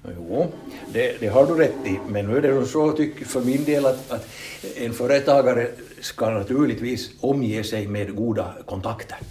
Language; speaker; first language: Swedish; native; Swedish